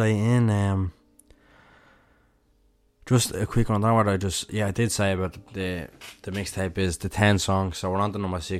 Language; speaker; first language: English; native; English